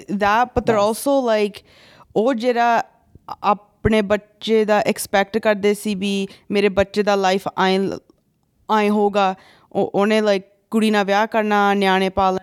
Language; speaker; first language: English; early bilingual, other home language; Punjabi